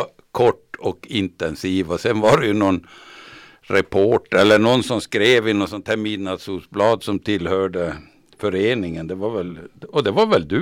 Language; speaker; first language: Swedish; native; Swedish